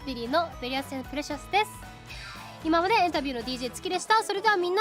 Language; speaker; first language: Japanese; native; Japanese